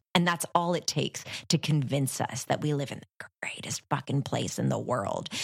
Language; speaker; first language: English; native; English